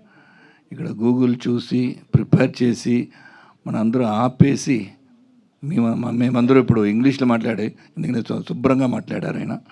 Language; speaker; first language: Telugu; non-native, fluent; Tamil